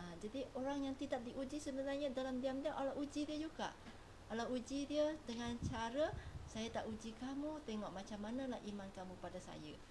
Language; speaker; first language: Malay; non-native, local second language; Chinese